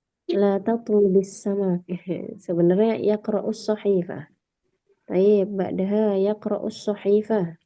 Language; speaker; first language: Arabic; non-native, fluent; Indonesian